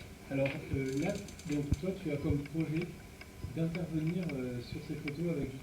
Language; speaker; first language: French; native; French